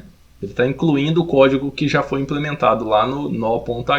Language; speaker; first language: Portuguese; native; Portuguese